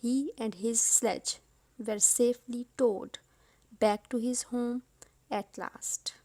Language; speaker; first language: English; non-native, local second language; Urdu